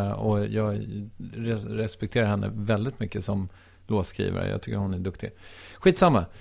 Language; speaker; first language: Swedish; native; Swedish